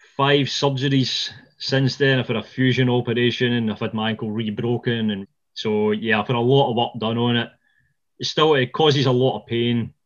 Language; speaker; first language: English; native; English